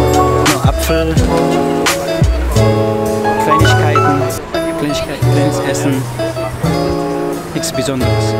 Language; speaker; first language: German; non-native, learner; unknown